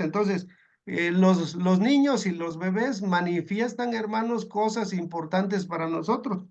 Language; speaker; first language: Spanish; native; Spanish